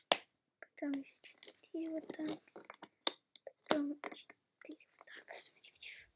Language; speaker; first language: Russian; early bilingual, heritage; Russian